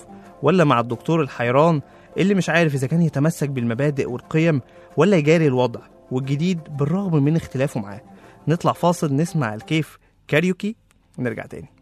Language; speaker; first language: Arabic; native; Arabic